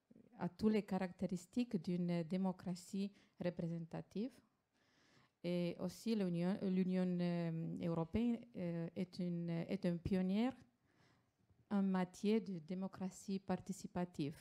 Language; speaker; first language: French; non-native, fluent; Romanian